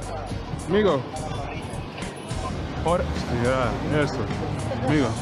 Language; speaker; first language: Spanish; non-native, learner; English